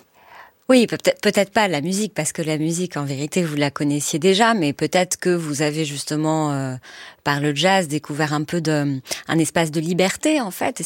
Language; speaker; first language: French; native; French